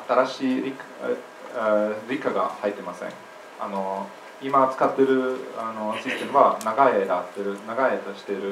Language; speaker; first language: Japanese; non-native, fluent; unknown